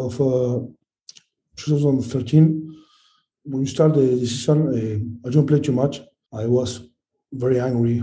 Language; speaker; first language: English; non-native, learner; Spanish